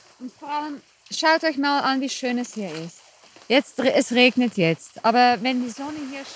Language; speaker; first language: German; native; German